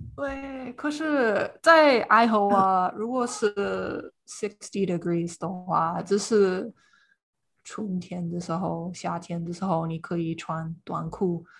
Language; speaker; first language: Chinese; non-native, fluent; English